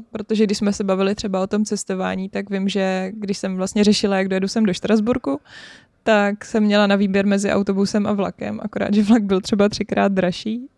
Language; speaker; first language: Czech; native; Czech